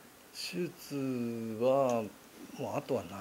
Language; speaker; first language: Japanese; native; Japanese